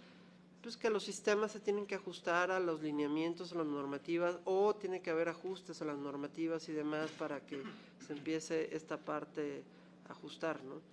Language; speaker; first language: Spanish; native; Spanish